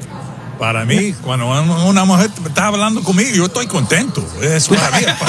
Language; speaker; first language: Spanish; non-native, learner; English